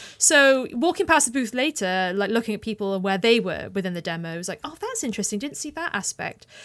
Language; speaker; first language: English; native; English